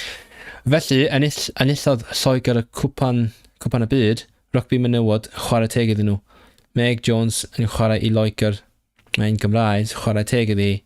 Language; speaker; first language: Welsh; non-native, learner; Cantonese